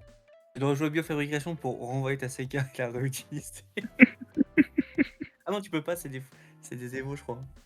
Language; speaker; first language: French; native; French